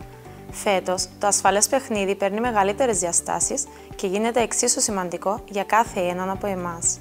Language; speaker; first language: Greek; native; Greek